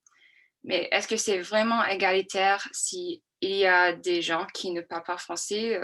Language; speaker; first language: French; non-native, fluent; English